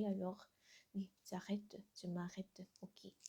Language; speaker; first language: French; non-native, learner; Korean